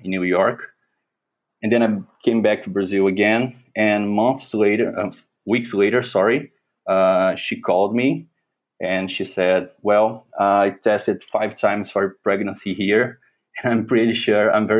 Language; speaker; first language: English; non-native, fluent; Portuguese